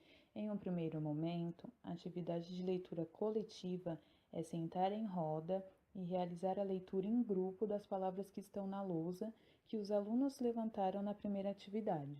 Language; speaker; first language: Portuguese; native; Portuguese